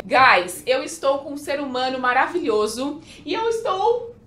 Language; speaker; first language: Portuguese; native; Portuguese